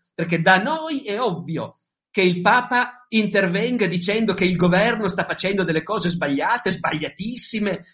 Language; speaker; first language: Italian; native; Italian